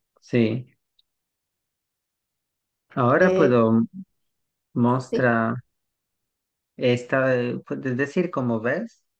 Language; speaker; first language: Spanish; non-native, learner; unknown